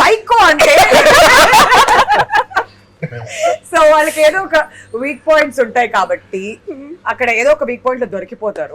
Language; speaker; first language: Telugu; native; Telugu